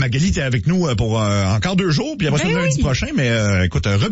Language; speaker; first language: French; native; French